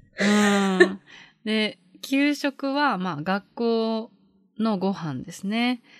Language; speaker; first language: Japanese; native; Japanese